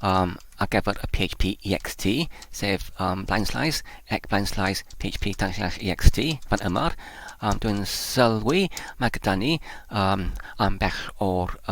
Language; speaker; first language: Welsh; non-native, learner; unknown